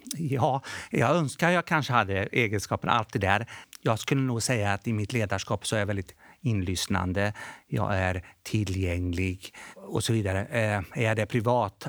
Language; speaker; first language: Swedish; early bilingual, other home language; Bosnian